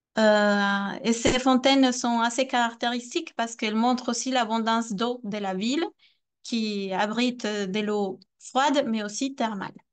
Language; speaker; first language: French; non-native, fluent; Spanish